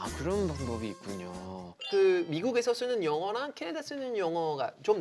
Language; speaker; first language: Korean; non-native, fluent; French